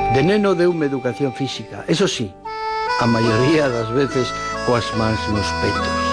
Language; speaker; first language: Galician; native; Galician